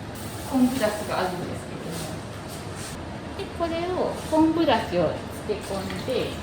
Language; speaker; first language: Japanese; native; Japanese